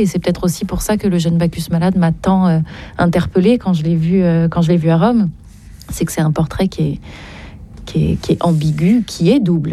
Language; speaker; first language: French; native; French